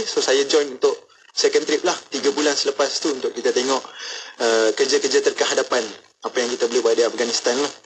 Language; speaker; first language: Malay; native; Malay